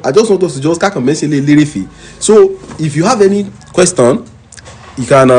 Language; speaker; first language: English; non-native, local second language; Yoruba